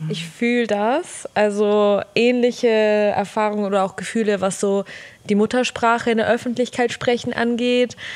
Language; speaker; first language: German; early bilingual, other home language; Russian